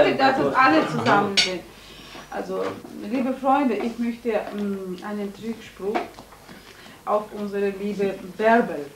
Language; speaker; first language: German; non-native, fluent; Georgian